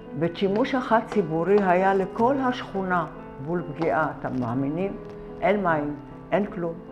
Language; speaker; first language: Hebrew; early bilingual, other home language; Arabic